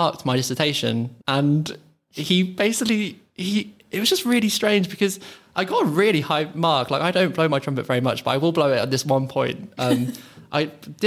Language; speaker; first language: English; native; English